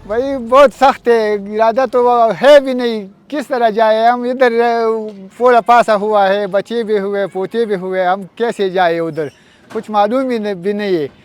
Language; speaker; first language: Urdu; early bilingual, other home language; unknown